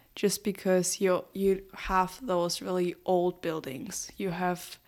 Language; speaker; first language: English; non-native, fluent; German